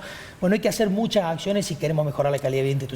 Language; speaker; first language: Spanish; native; Spanish